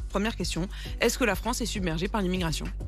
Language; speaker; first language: French; native; French